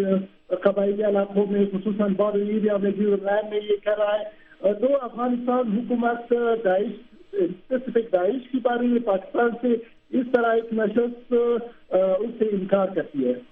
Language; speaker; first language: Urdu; non-native, fluent; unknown